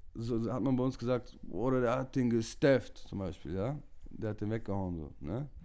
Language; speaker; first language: German; early bilingual, other home language; Turkish